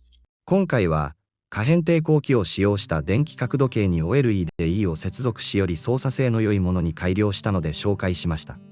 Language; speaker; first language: Japanese; native; Japanese